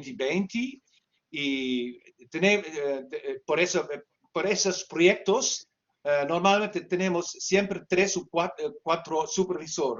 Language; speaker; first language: Spanish; non-native, learner; Dutch